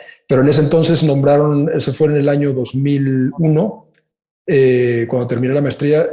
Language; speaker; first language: Spanish; native; Spanish